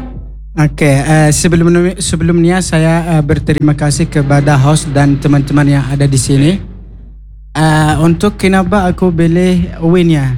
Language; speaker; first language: Indonesian; non-native, learner; Arabic